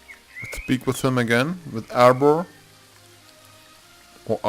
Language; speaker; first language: English; non-native, learner; German